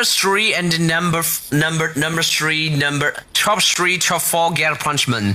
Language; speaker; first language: English; non-native, learner; Thai